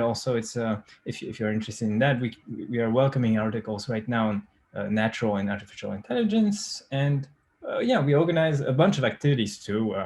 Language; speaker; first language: English; non-native, fluent; French